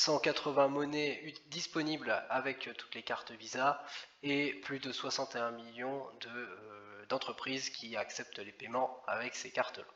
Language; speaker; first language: French; native; French